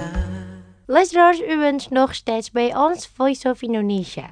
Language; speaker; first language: Dutch; non-native, fluent; Indonesian